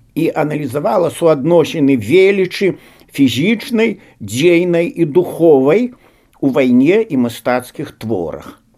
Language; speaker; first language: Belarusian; native; Belarusian